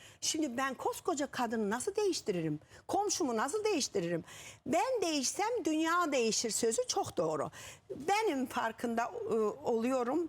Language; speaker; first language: Turkish; non-native, fluent; Azerbaijani